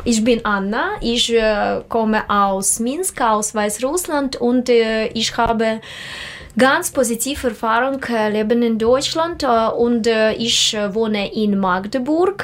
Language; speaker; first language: German; non-native, learner; Russian